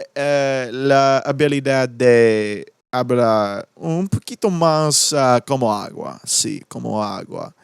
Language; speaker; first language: Spanish; non-native, learner; English